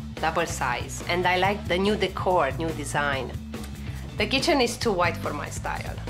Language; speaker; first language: English; non-native, fluent; Romanian